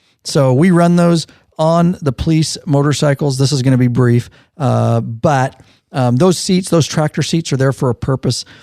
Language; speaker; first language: English; native; English